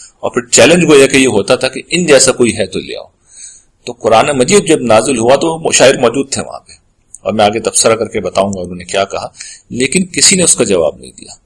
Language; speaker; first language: Urdu; native; Urdu